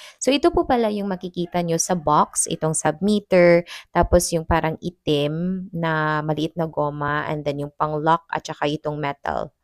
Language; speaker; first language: Filipino; non-native, local second language; Cebuano